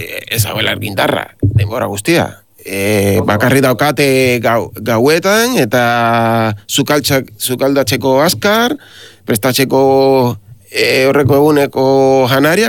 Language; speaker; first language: Basque; non-native, learner; Spanish